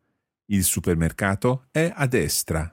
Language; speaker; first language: Italian; non-native, fluent; English